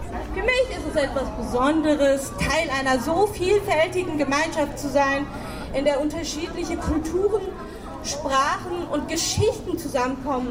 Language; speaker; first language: German; early bilingual, other home language; Turkish